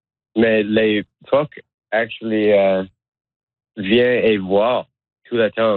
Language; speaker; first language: French; non-native, learner; English